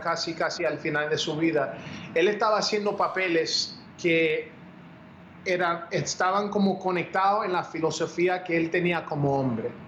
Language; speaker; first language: Spanish; early bilingual, heritage; Spanish